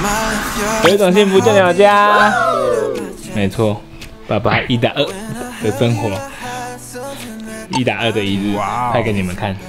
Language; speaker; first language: Chinese; native; Chinese